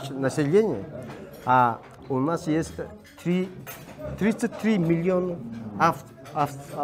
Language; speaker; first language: Russian; non-native, learner; Mongolian